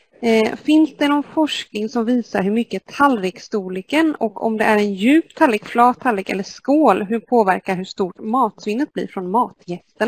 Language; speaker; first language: Swedish; native; Swedish